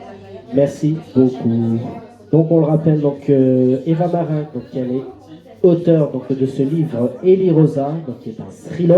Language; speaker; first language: French; native; French